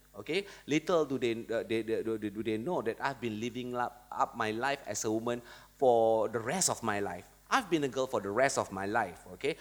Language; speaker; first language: English; non-native, local second language; Malay